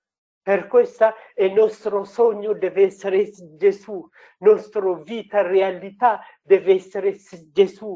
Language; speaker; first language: Italian; non-native, learner; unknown